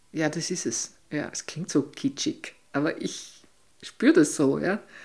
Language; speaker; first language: German; native; German